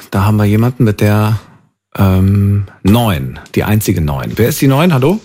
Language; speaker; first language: German; native; German